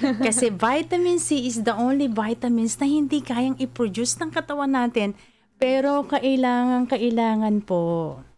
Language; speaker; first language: Filipino; native; Filipino